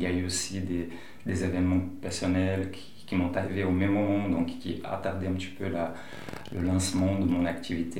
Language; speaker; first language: French; non-native, fluent; Portuguese